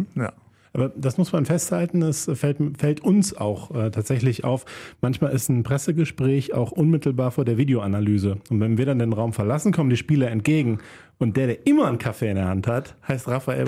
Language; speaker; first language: German; native; German